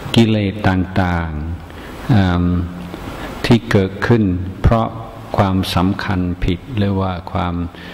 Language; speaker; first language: Thai; non-native, fluent; English